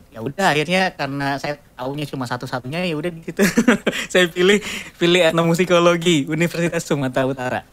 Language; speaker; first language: Indonesian; native; Indonesian